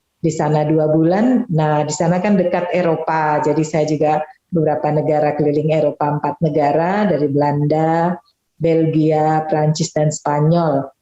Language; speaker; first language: Indonesian; native; Indonesian